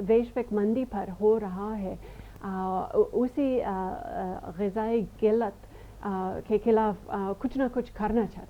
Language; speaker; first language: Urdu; non-native, fluent; English